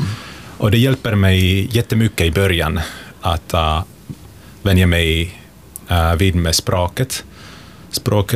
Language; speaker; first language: Swedish; non-native, fluent; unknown